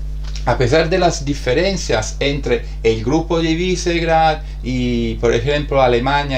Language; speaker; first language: Spanish; non-native, fluent; Italian